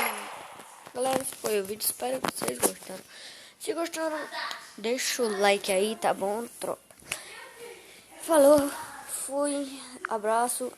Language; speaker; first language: Portuguese; native; Portuguese